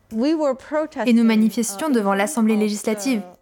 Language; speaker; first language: French; non-native, fluent; Cantonese